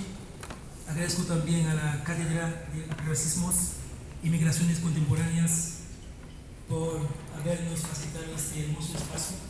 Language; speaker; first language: Spanish; non-native, fluent; Haitian Creole